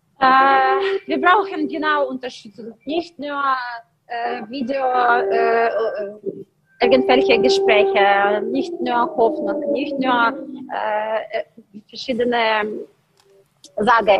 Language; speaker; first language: German; non-native, learner; Ukrainian